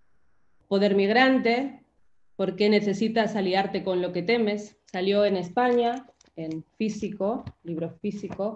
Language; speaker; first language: Spanish; native; Spanish